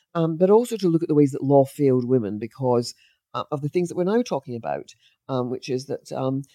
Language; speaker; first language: English; native; English